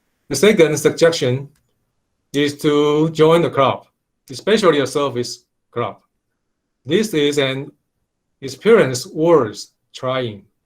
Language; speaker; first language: English; non-native, fluent; Chinese